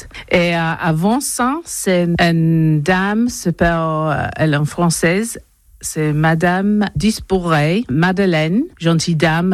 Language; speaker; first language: French; non-native, learner; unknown